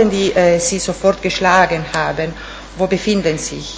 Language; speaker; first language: German; non-native, fluent; Italian